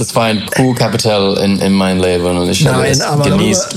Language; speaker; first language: German; non-native, learner; English